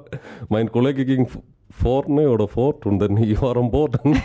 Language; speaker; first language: German; non-native, learner; Malayalam